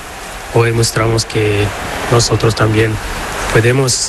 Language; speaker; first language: Spanish; non-native, learner; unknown